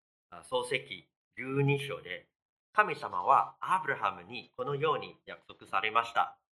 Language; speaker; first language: Japanese; non-native, fluent; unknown